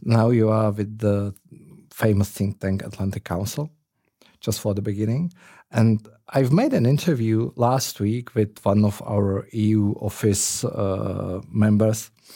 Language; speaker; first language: English; non-native, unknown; Czech